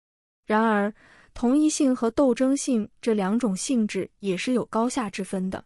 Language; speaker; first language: Chinese; native; Chinese